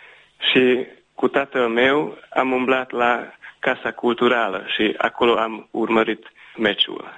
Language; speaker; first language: Romanian; early bilingual, heritage; Romanian